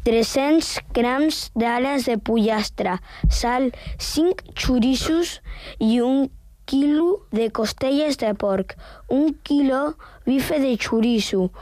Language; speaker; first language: Catalan; early bilingual, other home language; Spanish